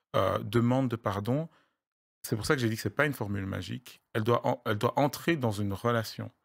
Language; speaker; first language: French; native; French